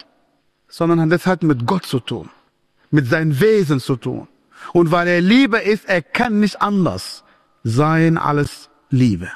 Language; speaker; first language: German; non-native, fluent; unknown